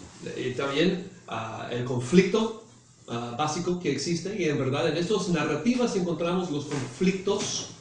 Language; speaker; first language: Spanish; non-native, fluent; English